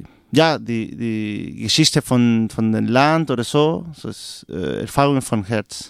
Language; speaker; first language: German; non-native, learner; Spanish